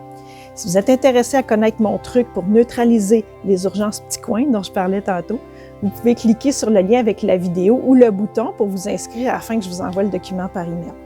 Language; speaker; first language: French; native; French